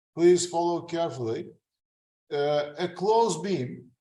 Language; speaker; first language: English; non-native, fluent; Turkish